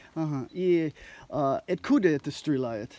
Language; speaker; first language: Russian; non-native, learner; English